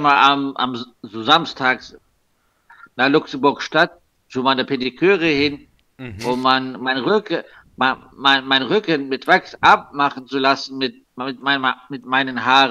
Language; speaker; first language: German; non-native, local second language; Luxembourgish